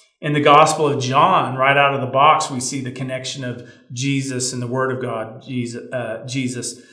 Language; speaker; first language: English; native; English